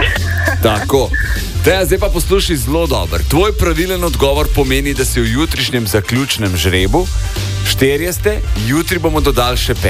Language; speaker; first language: Slovenian; native; Slovenian